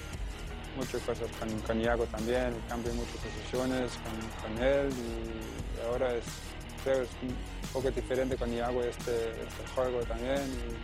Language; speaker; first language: Spanish; non-native, learner; Danish